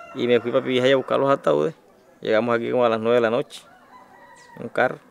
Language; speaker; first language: Spanish; native; Spanish